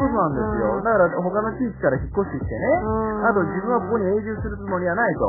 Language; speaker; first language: Japanese; native; Japanese